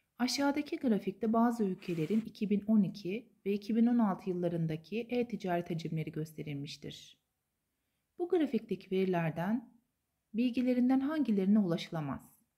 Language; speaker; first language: Turkish; native; Turkish